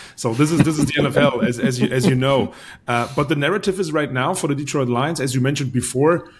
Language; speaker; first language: English; non-native, fluent; German